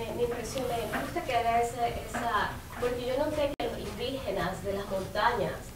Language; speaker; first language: Spanish; native; Spanish